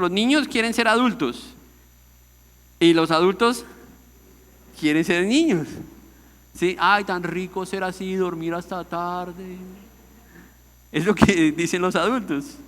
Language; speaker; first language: Spanish; native; Spanish